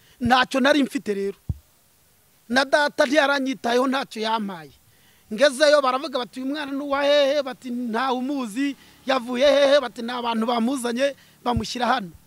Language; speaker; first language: Kinyarwanda; native; Kinyarwanda